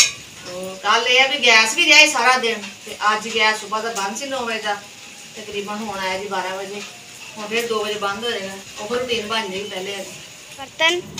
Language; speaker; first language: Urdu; non-native, local second language; Punjabi